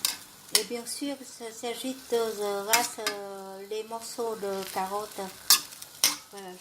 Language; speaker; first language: French; non-native, learner; Vietnamese